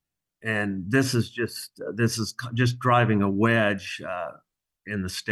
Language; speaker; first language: English; native; English